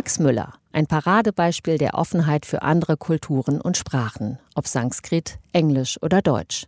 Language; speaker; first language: German; native; German